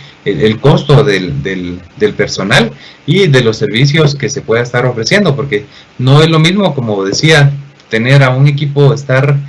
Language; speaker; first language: Spanish; native; Spanish